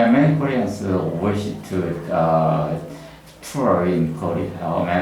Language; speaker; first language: English; non-native, learner; Korean